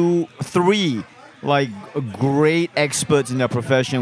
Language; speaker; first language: English; non-native, local second language; Chinese